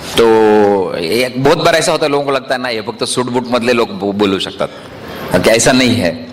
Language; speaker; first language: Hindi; non-native, local second language; Marathi